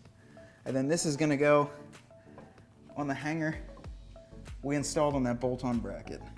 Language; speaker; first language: English; native; English